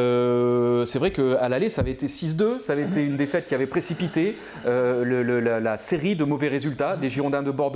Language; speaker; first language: French; native; French